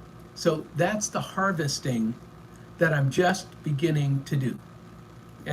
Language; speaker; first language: English; native; English